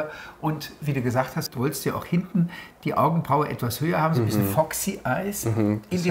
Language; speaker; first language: German; native; German